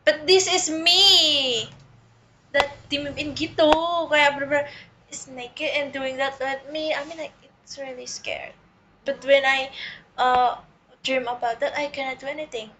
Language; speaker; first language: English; non-native, learner; Indonesian